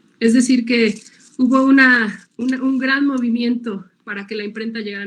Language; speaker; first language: Spanish; native; Spanish